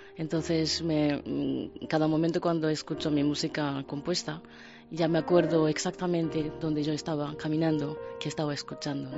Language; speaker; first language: Spanish; non-native, fluent; Japanese